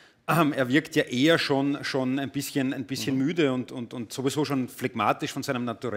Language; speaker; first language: German; native; German